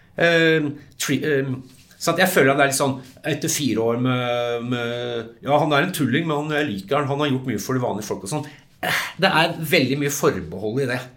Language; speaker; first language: Norwegian; early bilingual, other home language; English